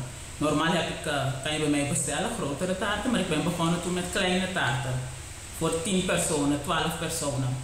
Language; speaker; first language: Dutch; non-native, local second language; Papiamento